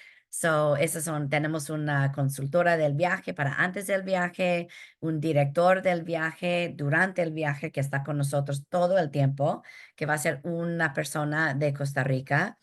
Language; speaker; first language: Spanish; early bilingual, heritage; Spanish